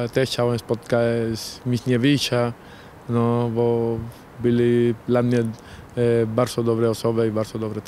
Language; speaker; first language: Polish; non-native, learner; Spanish